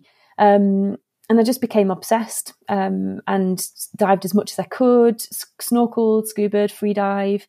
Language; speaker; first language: English; native; English